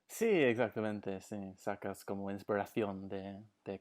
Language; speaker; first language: Spanish; non-native, fluent; English